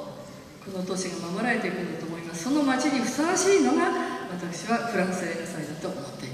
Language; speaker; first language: Japanese; native; Japanese